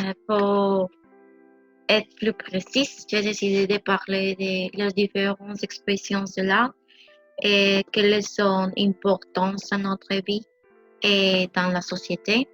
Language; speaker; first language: French; non-native, learner; Spanish